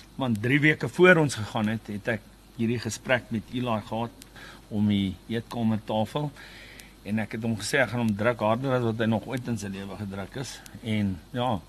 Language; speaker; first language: Afrikaans; native; Afrikaans